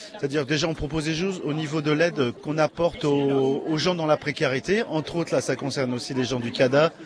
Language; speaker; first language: French; native; French